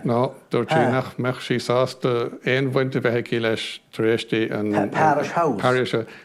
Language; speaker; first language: Irish; non-native, local second language; English